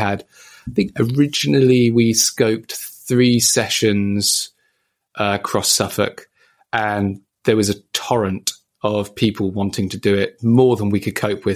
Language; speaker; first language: English; native; English